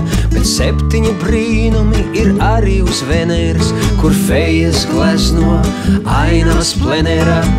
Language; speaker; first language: Latvian; native; Latvian